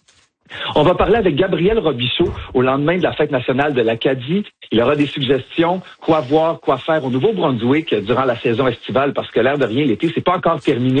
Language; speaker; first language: French; native; French